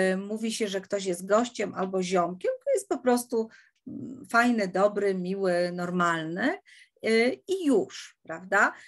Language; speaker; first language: Polish; native; Polish